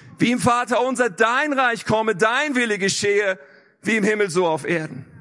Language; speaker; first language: German; native; German